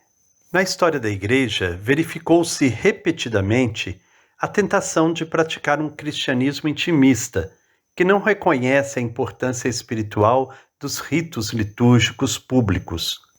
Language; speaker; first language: Portuguese; native; Portuguese